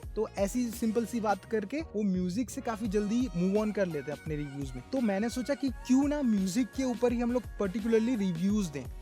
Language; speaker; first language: Hindi; non-native, local second language; Gujarati